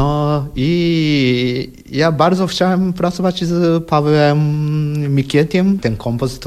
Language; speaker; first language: Polish; non-native, learner; Japanese